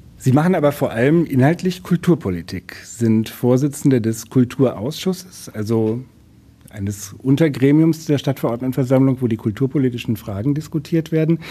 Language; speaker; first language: German; native; German